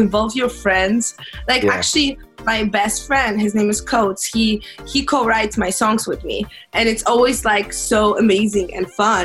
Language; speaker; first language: English; non-native, fluent; Polish